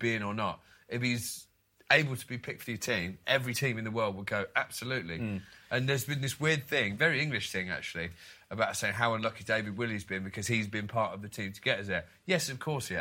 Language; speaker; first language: English; native; English